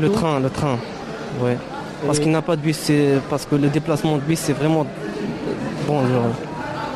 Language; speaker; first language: French; non-native, learner; Arabic